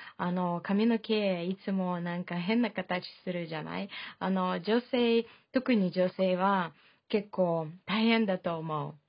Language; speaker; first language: Japanese; non-native, fluent; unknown